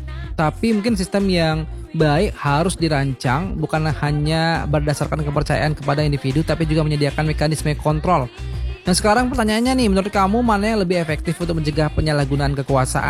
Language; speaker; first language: Indonesian; native; Indonesian